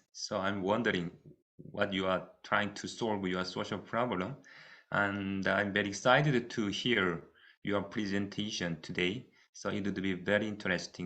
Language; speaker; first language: English; non-native, fluent; Korean